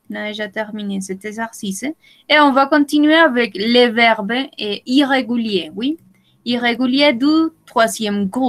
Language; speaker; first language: French; non-native, fluent; Spanish